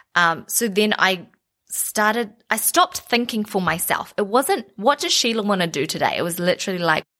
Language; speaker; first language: English; native; English